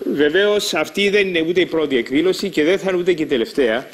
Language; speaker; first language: Greek; native; Greek